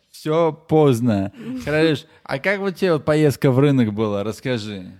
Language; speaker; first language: Russian; native; Russian